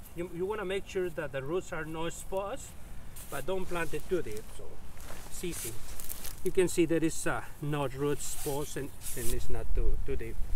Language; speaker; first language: English; non-native, fluent; Spanish